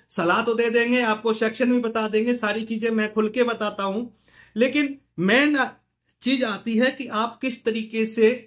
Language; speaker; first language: Hindi; native; Hindi